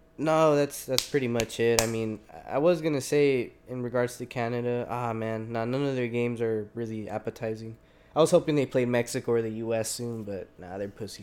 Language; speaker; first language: English; early bilingual, other home language; Spanish